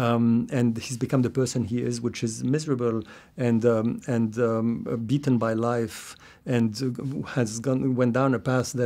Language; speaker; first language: English; non-native, fluent; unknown